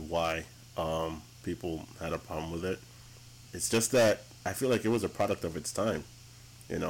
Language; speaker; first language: English; early bilingual, other home language; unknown